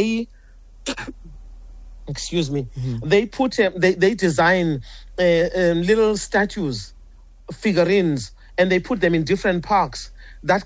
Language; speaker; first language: English; non-native, local second language; Zulu